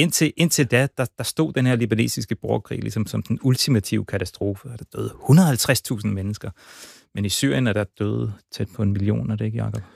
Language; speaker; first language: Danish; native; Danish